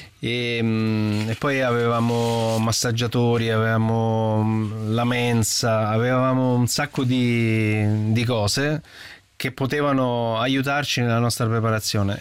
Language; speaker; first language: Italian; native; Italian